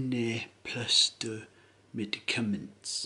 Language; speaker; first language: French; non-native, learner; English